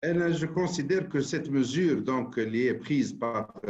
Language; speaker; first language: French; non-native, local second language; Arabic